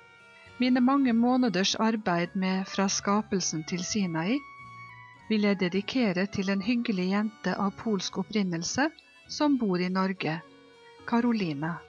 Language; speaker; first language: Norwegian; non-native, fluent; Polish